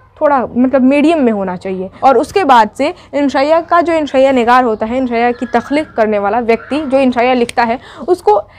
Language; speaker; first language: Hindi; native; Hindi